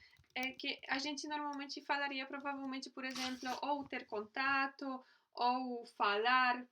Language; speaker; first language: Portuguese; non-native, fluent; Polish